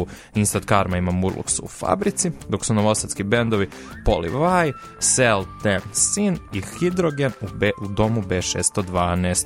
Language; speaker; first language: Serbian; native; Serbian